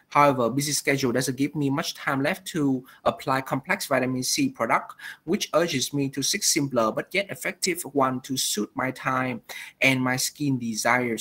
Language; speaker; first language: English; non-native, fluent; Vietnamese